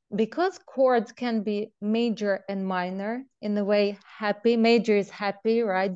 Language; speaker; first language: English; non-native, fluent; Russian